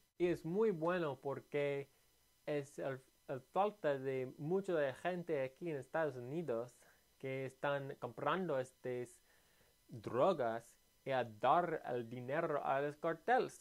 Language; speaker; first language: Spanish; non-native, learner; English